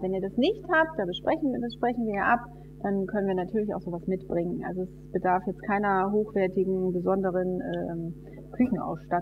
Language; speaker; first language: German; native; German